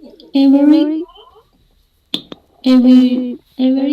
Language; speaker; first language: English; non-native, learner; Spanish